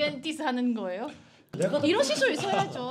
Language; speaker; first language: Korean; non-native, fluent; Chinese